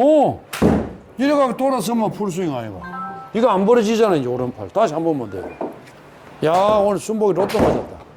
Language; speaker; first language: Korean; native; Korean